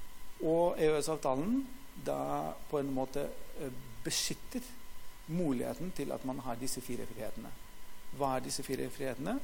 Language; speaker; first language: Norwegian; non-native, fluent; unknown